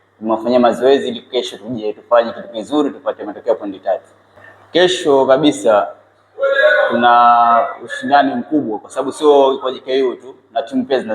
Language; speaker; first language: Swahili; native; Swahili